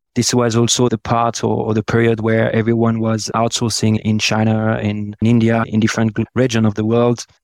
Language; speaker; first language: English; non-native, fluent; French